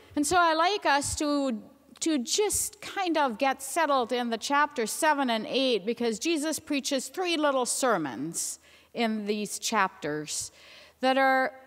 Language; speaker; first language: English; non-native, fluent; German